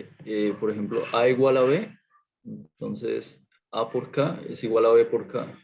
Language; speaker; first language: Spanish; native; Spanish